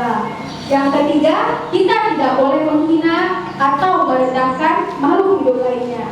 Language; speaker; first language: Indonesian; native; Indonesian